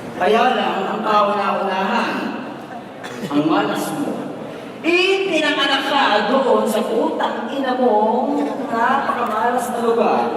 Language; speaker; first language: Filipino; native; Filipino